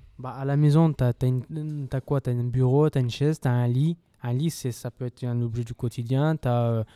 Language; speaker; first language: French; native; French